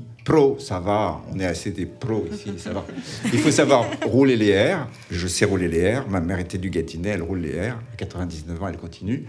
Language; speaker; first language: French; native; French